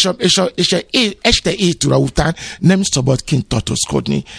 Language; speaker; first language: Hungarian; non-native, learner; Yoruba